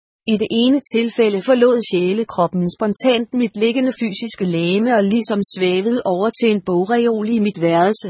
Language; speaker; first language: Danish; native; Danish